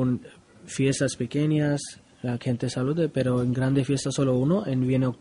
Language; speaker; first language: Spanish; non-native, learner; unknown